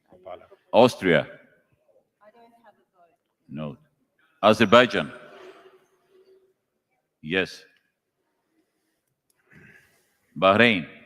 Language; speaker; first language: English; non-native, fluent; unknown